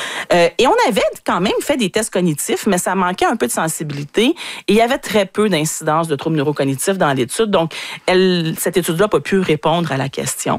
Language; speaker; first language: French; native; French